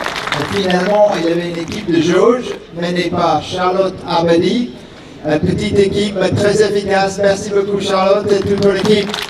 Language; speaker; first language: French; non-native, fluent; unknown